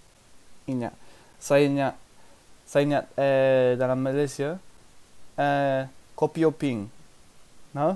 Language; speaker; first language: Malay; non-native, learner; English